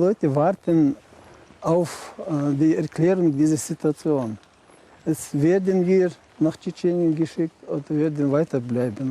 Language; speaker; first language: German; non-native, learner; Chechen